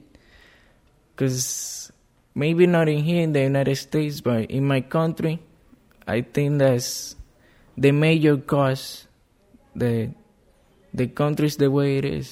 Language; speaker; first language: English; non-native, fluent; Spanish